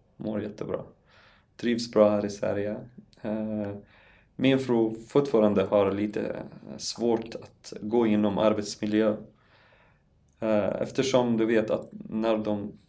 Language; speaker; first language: Swedish; non-native, learner; Arabic